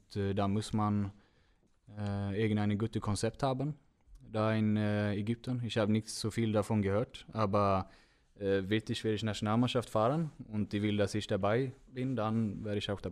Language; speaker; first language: German; non-native, fluent; Swedish